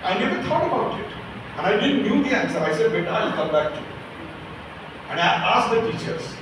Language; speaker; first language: English; non-native, local second language; Marathi